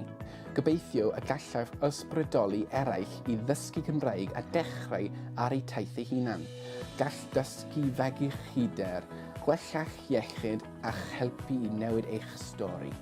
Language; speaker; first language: Welsh; non-native, learner; English